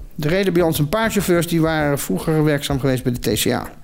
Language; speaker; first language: Dutch; native; Dutch